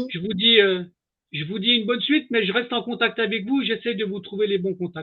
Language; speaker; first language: French; native; French